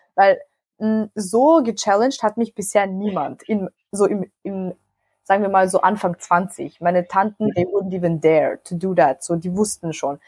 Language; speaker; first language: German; early bilingual, other home language; Macedonian